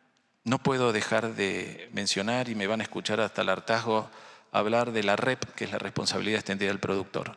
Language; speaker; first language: Spanish; native; Spanish